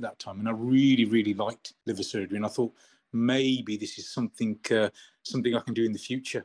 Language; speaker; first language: English; native; English